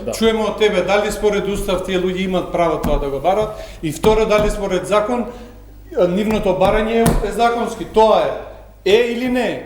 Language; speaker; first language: Macedonian; native; Macedonian